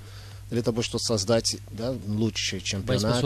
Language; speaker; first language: Russian; non-native, fluent; Portuguese